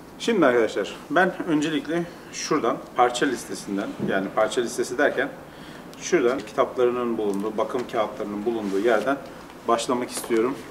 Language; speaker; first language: Turkish; native; Turkish